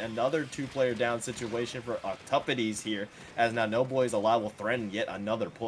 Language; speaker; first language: English; native; English